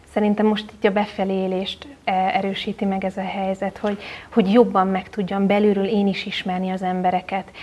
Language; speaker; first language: Hungarian; native; Hungarian